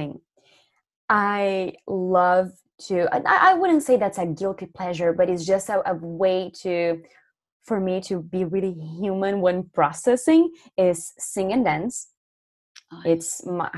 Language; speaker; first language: English; non-native, fluent; Portuguese